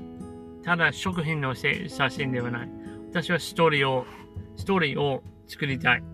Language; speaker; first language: Japanese; non-native, learner; English